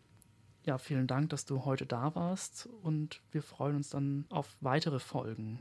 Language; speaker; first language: German; native; German